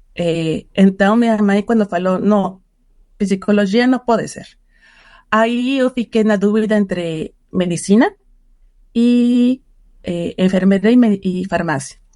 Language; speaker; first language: Portuguese; non-native, fluent; Spanish